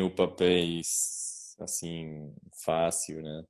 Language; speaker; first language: Portuguese; non-native, learner; Spanish